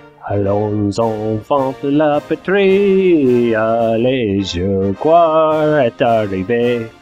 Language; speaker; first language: French; non-native, learner; English